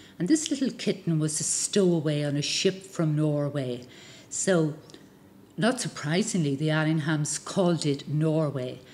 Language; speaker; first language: English; native; English